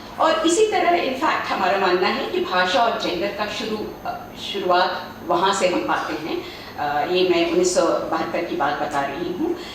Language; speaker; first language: Hindi; native; Hindi